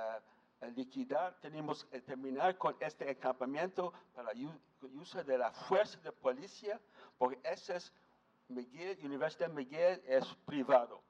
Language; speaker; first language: Spanish; non-native, fluent; English